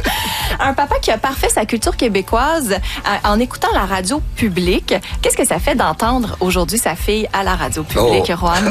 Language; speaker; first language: French; native; French